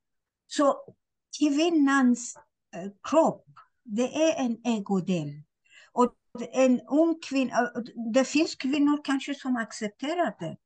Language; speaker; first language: Swedish; non-native, fluent; Persian